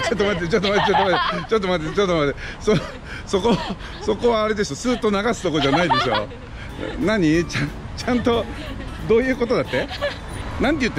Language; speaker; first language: Japanese; native; Japanese